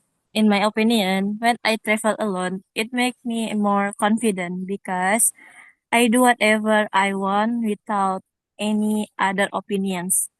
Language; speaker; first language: English; non-native, learner; Indonesian